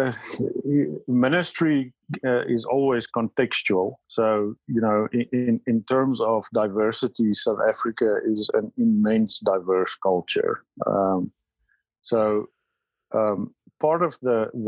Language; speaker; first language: English; non-native, local second language; Afrikaans